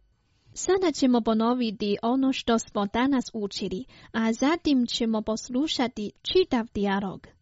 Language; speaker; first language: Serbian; non-native, fluent; Chinese